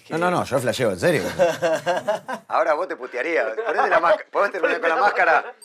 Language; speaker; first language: Spanish; native; Spanish